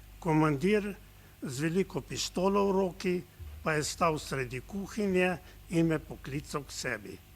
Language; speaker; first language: Slovenian; native; Slovenian